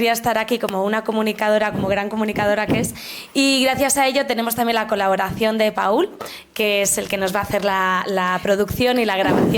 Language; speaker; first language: Spanish; native; Spanish